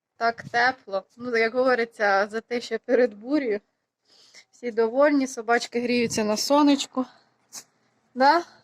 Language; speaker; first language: Ukrainian; native; Ukrainian